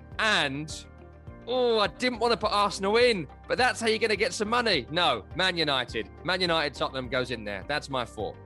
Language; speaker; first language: English; native; English